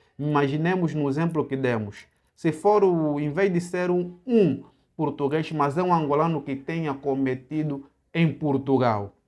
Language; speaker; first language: Portuguese; native; Portuguese